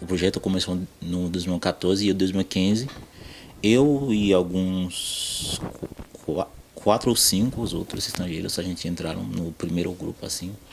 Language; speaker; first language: Portuguese; non-native, fluent; Haitian Creole